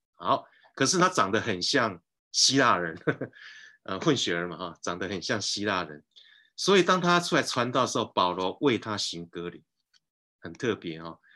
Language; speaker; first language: Chinese; native; Chinese